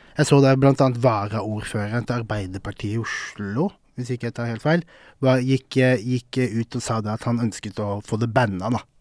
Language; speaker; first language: Norwegian; early bilingual, other home language; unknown